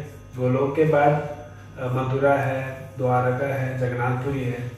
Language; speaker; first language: Hindi; non-native, fluent; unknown